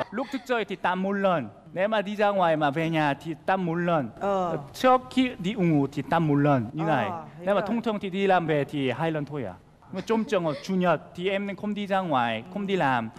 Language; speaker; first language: Vietnamese; non-native, fluent; Korean